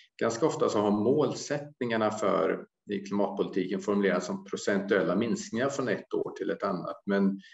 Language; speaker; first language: Swedish; native; Swedish